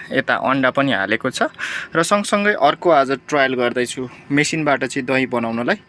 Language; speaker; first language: Nepali; non-native, local second language; Rana Tharu